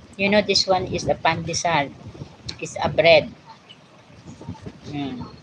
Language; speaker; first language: English; non-native, learner; Filipino